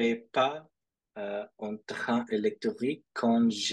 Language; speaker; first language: French; non-native, learner; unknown